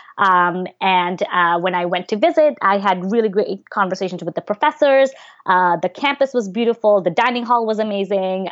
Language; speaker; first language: English; early bilingual, other home language; Bangla